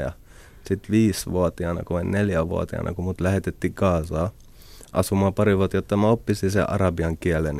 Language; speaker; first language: Finnish; early bilingual, other home language; Arabic